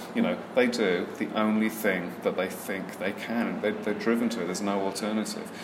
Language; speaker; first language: English; native; English